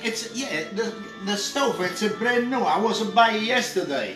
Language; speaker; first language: English; non-native, learner; Italian